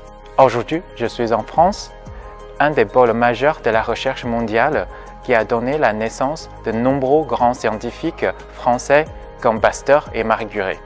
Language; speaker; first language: French; non-native, fluent; Chinese